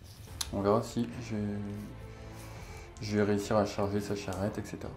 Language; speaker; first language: French; native; French